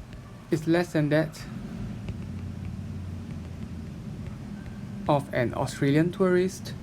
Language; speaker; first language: English; native; English